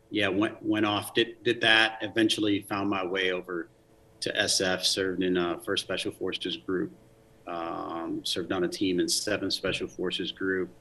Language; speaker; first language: English; early bilingual, other home language; Spanish